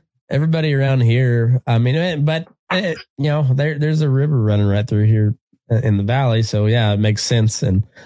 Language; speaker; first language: English; native; English